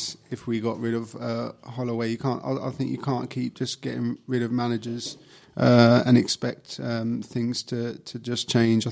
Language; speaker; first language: English; native; English